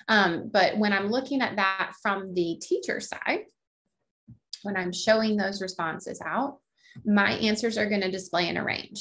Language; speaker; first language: English; native; English